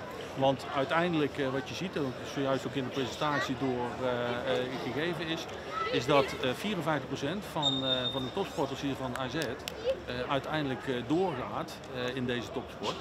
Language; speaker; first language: Dutch; native; Dutch